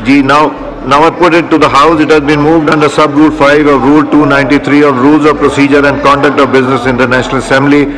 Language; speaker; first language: English; non-native, local second language; Urdu